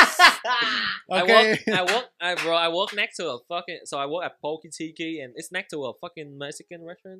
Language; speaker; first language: English; non-native, learner; Vietnamese